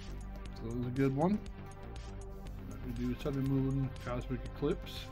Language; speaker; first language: English; native; English